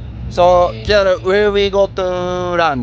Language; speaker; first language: English; non-native, learner; Japanese